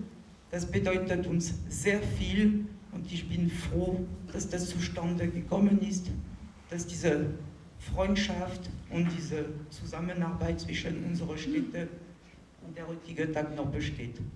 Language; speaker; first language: German; non-native, fluent; French